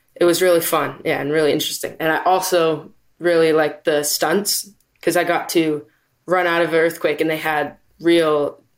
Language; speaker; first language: English; native; English